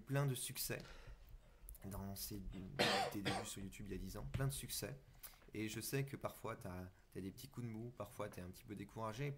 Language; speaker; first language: French; native; French